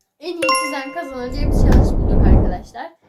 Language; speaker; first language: Turkish; native; Turkish